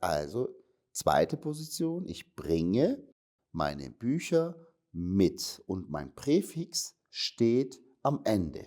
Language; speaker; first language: German; non-native, fluent; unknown